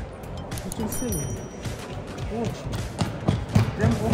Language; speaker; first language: Russian; non-native, learner; Portuguese